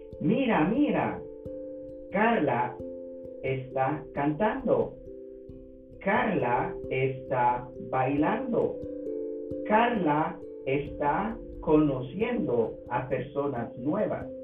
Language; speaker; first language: Spanish; non-native, learner; English